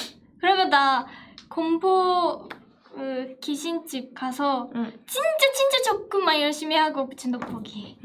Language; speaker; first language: Korean; non-native, fluent; Japanese